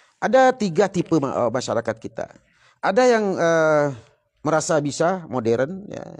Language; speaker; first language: Indonesian; non-native, local second language; Sasak